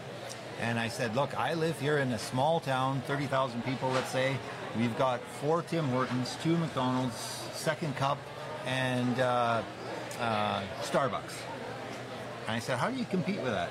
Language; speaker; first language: English; native; English